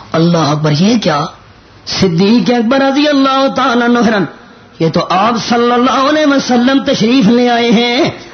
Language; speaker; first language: Urdu; non-native, local second language; Punjabi